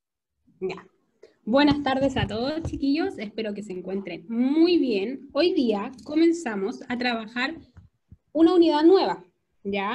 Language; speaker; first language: Spanish; native; Spanish